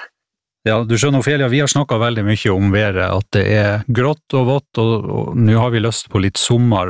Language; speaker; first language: Norwegian; native; Norwegian